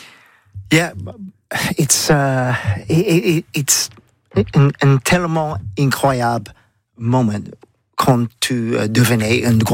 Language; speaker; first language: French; non-native, learner; English